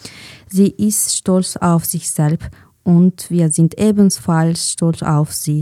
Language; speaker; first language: German; non-native, fluent; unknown